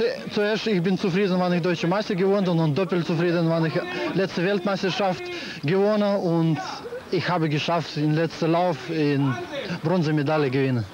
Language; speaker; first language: German; non-native, learner; Russian